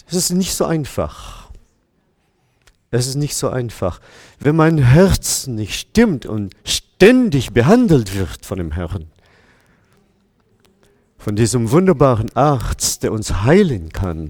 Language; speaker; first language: German; non-native, fluent; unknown